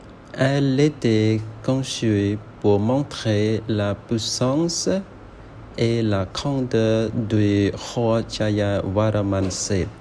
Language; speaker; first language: French; non-native, learner; Khmer